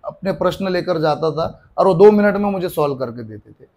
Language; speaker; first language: Hindi; non-native, local second language; Marathi